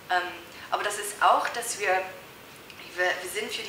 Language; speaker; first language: German; non-native, fluent; English